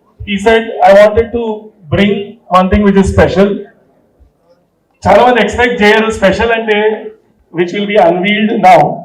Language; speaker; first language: English; non-native, local second language; Telugu